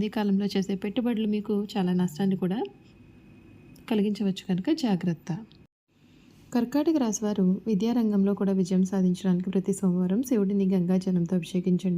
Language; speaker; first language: Telugu; native; Telugu